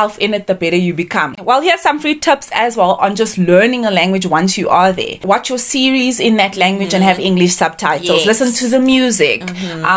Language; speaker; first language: English; native; English